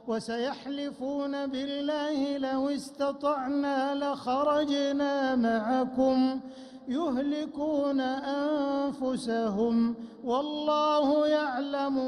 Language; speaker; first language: Arabic; native; Arabic